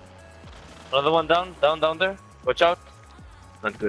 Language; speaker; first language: English; non-native, fluent; Hebrew